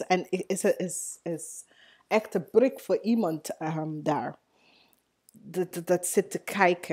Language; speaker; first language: Dutch; non-native, learner; English